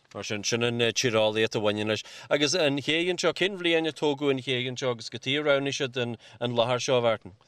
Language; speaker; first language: Irish; native; Irish